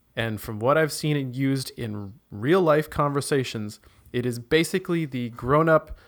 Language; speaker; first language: English; native; English